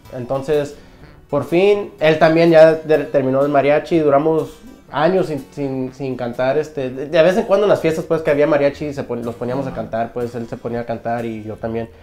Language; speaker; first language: Spanish; early bilingual, heritage; Spanish